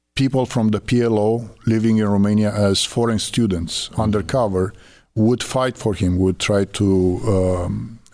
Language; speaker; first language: English; non-native, fluent; Romanian